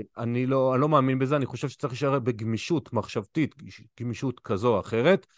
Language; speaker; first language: Hebrew; native; Hebrew